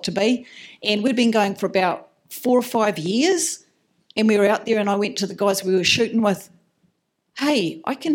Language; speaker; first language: English; native; English